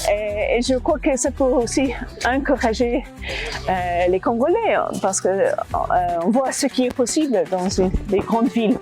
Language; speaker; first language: French; non-native, fluent; English